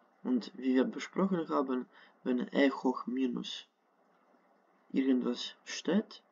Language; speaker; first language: German; non-native, fluent; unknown